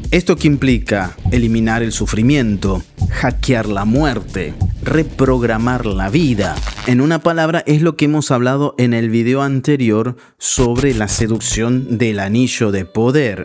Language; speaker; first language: Spanish; native; Spanish